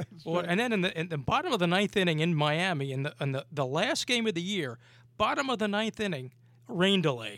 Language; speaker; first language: English; native; English